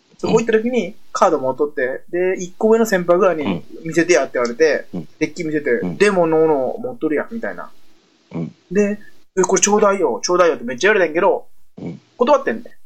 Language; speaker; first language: Japanese; native; Japanese